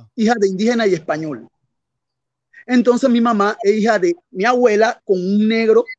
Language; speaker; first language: Spanish; native; Spanish